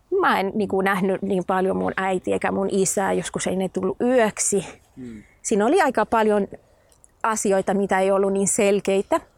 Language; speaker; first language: Finnish; non-native, fluent; Spanish